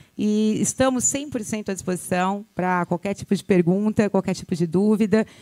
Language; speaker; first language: Portuguese; native; Portuguese